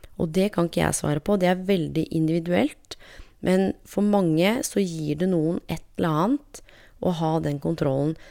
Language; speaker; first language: Norwegian; native; Norwegian